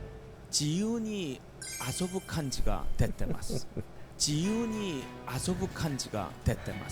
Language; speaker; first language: Japanese; non-native, learner; Korean